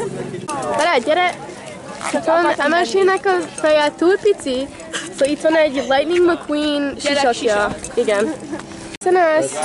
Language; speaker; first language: Hungarian; early bilingual, heritage; Hungarian